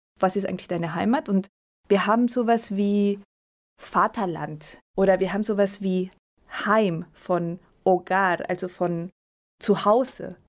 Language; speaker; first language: German; early bilingual, other home language; Spanish